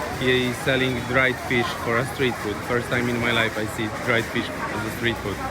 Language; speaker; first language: English; non-native, fluent; Polish